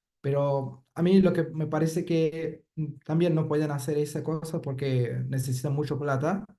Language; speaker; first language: Spanish; non-native, fluent; Persian